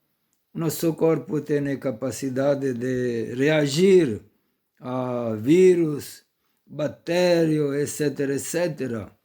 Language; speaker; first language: Portuguese; non-native, fluent; Italian